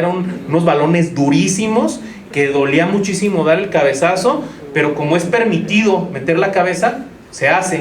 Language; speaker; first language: Spanish; native; Spanish